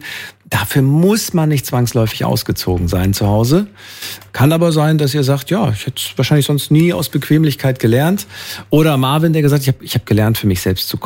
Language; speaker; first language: German; native; German